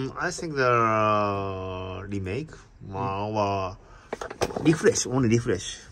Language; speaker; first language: English; non-native, learner; Japanese